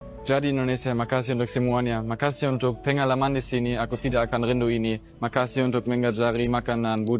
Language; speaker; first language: Indonesian; non-native, learner; German